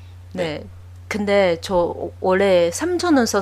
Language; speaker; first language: Korean; non-native, learner; Chinese